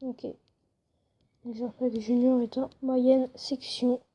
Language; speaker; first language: French; native; French